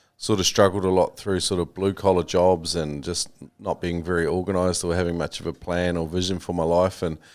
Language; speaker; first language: English; native; English